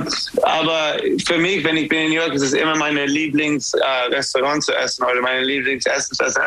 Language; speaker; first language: German; non-native, fluent; English